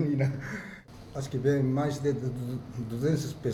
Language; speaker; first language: Portuguese; non-native, fluent; Japanese